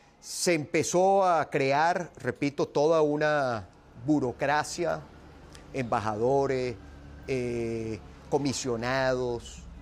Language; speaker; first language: Spanish; native; Spanish